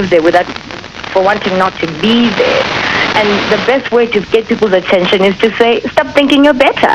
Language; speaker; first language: English; non-native, local second language; Zulu